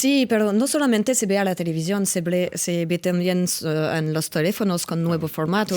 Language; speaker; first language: Spanish; non-native, fluent; French